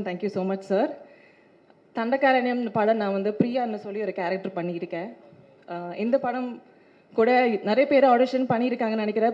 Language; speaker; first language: Tamil; non-native, learner; Malayalam